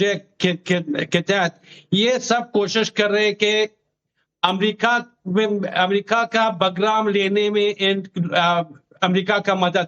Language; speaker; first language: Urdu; non-native, learner; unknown